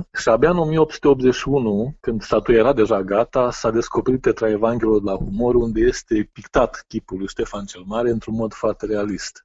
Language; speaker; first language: Romanian; native; Romanian